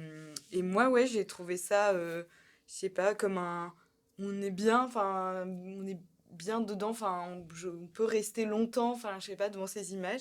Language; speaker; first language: French; native; French